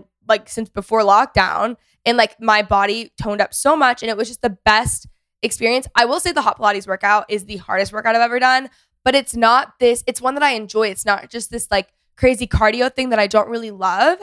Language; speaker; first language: English; native; English